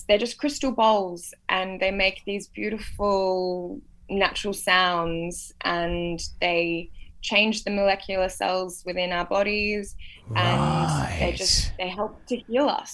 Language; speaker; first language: English; native; English